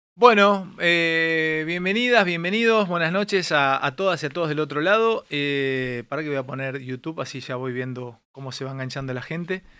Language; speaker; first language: Spanish; native; Spanish